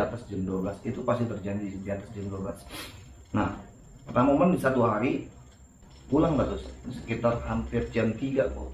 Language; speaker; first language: Indonesian; native; Indonesian